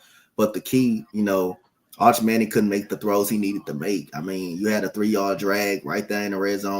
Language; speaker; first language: English; native; English